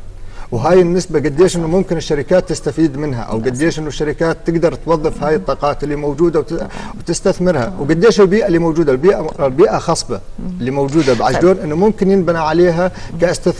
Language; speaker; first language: Arabic; native; Arabic